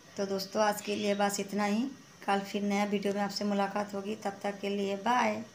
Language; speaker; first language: Hindi; non-native, local second language; Bangla